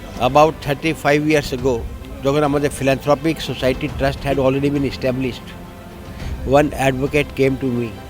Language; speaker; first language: English; non-native, local second language; Bangla